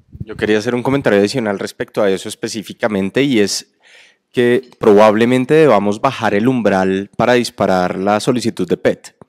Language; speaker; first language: Spanish; native; Spanish